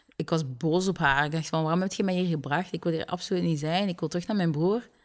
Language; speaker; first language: Dutch; early bilingual, other home language; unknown